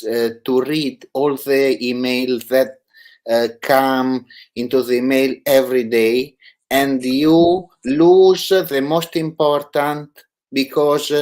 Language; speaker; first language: English; non-native, learner; Italian